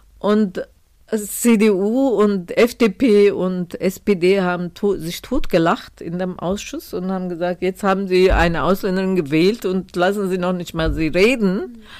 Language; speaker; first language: German; non-native, fluent; Turkish